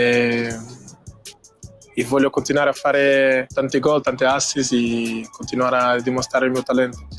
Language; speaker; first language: Italian; non-native, fluent; Portuguese